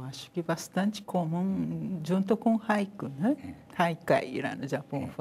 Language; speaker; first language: Portuguese; non-native, learner; Japanese